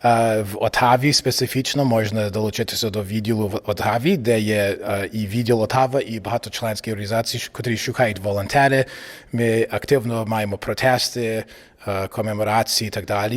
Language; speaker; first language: Ukrainian; early bilingual, heritage; English